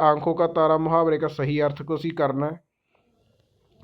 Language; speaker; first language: Hindi; non-native, local second language; Punjabi